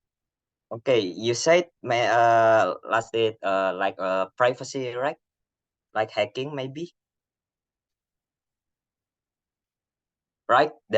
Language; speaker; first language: English; non-native, learner; Indonesian